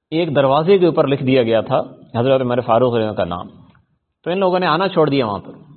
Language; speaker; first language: Urdu; non-native, local second language; Punjabi